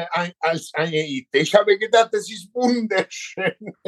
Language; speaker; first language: German; non-native, learner; Italian